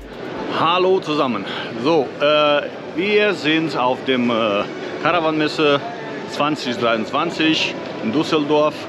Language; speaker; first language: German; non-native, fluent; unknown